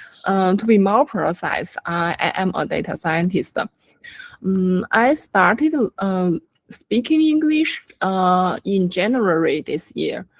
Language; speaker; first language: English; non-native, learner; Chinese